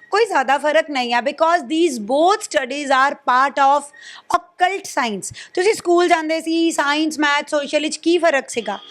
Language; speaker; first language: Hindi; non-native, local second language; Punjabi